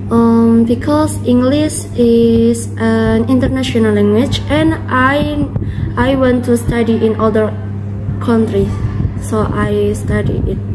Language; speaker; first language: English; non-native, learner; Indonesian